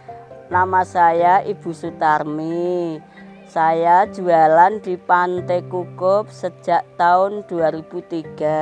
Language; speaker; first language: Indonesian; non-native, local second language; Javanese